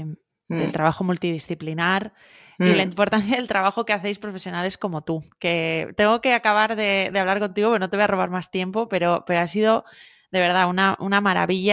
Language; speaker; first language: Spanish; native; Spanish